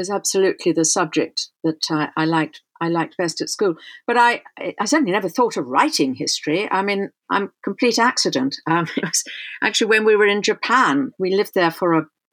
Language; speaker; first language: English; native; English